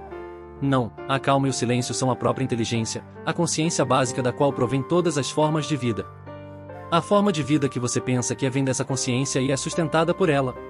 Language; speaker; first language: Portuguese; native; Portuguese